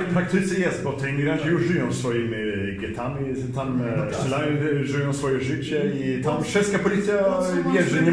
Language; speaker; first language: Polish; early bilingual, heritage; Swedish